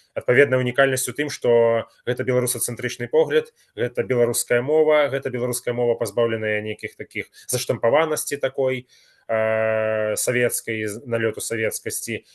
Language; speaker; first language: Belarusian; native; Belarusian